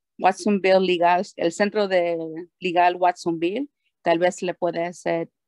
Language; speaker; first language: Spanish; early bilingual, heritage; Spanish